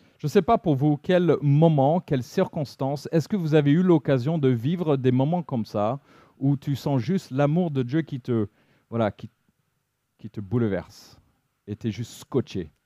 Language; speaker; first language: French; non-native, fluent; English